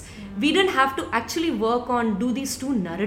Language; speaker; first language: English; non-native, local second language; Tamil